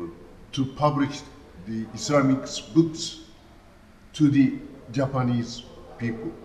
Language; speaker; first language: English; non-native, learner; Japanese